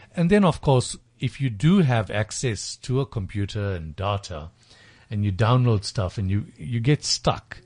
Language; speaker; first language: English; native; English